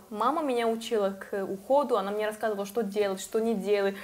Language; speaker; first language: Russian; non-native, fluent; Korean